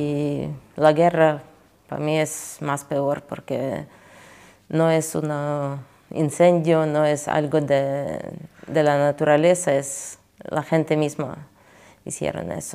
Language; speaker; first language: Spanish; non-native, fluent; Ukrainian